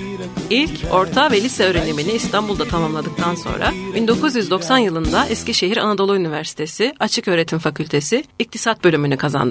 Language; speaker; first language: Turkish; native; Turkish